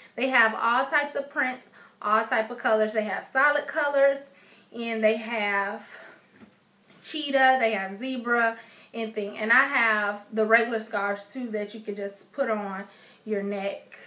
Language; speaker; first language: English; native; English